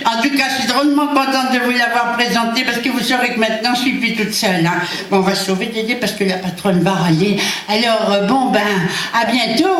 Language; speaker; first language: French; native; French